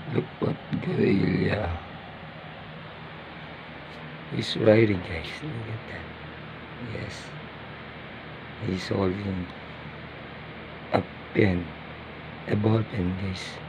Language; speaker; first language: English; non-native, learner; Filipino